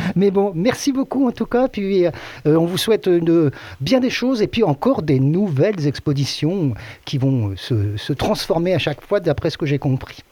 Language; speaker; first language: French; native; French